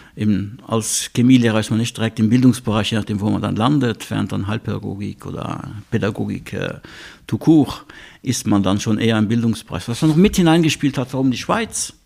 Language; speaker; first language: German; non-native, local second language; Luxembourgish